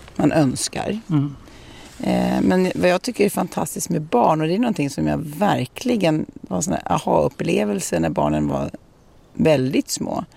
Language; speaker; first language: Swedish; native; Swedish